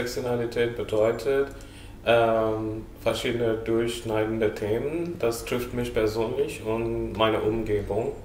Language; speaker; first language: German; non-native, learner; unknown